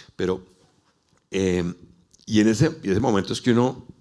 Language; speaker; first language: Spanish; native; Spanish